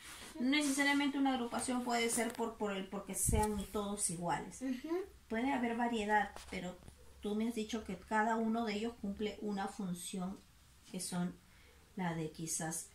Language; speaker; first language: Spanish; native; Spanish